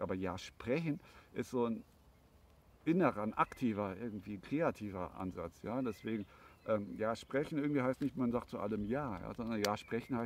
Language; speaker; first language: German; native; German